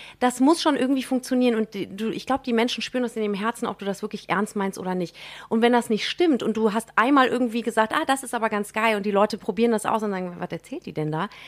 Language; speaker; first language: German; native; German